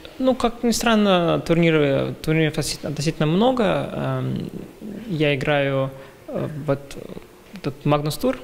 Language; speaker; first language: Russian; early bilingual, heritage; Russian